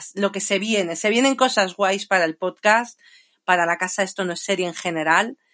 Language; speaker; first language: Spanish; native; Spanish